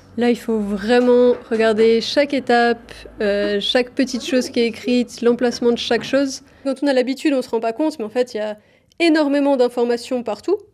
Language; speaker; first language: French; native; French